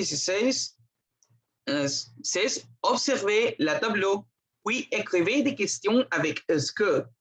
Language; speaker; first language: French; non-native, fluent; Spanish